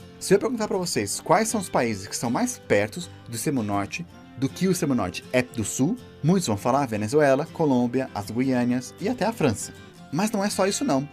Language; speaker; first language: Portuguese; native; Portuguese